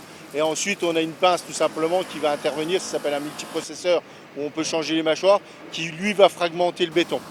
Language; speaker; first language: French; native; French